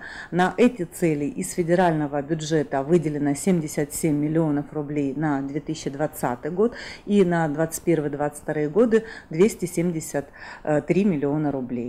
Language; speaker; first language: Russian; native; Russian